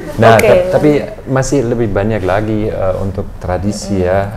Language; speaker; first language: Indonesian; non-native, fluent; German